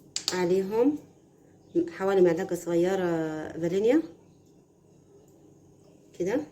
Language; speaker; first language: Arabic; native; Arabic